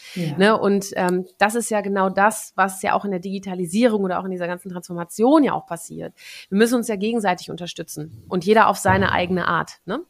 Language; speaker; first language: German; native; German